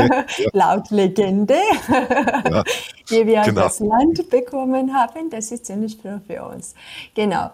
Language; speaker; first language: German; non-native, fluent; Georgian